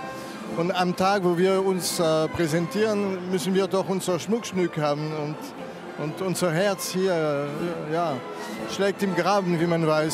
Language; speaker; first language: German; non-native, fluent; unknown